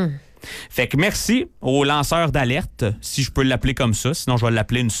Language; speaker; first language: French; native; French